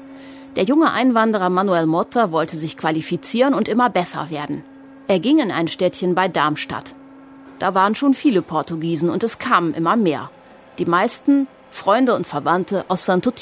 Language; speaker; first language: German; native; German